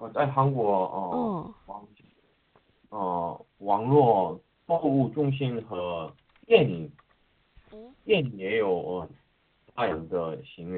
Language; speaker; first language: Chinese; non-native, learner; Korean